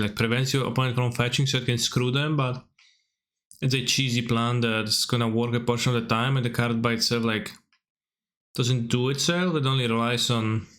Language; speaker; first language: English; non-native, fluent; Polish